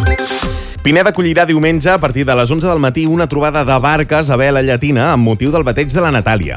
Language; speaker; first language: Catalan; native; Catalan